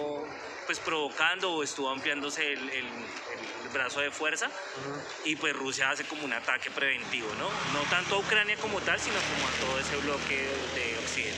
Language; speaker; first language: Spanish; native; Spanish